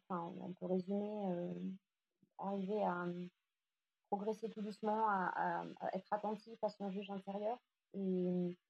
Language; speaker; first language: French; native; French